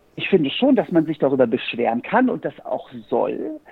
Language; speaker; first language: German; native; German